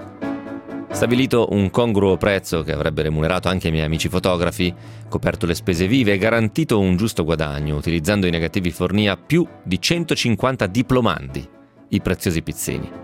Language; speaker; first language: Italian; native; Italian